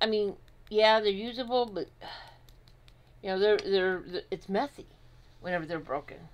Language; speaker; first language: English; native; English